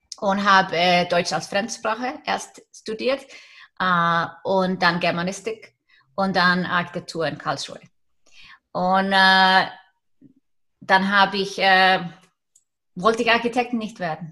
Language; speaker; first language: German; non-native, fluent; Icelandic